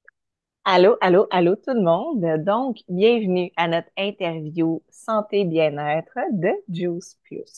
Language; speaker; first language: French; native; French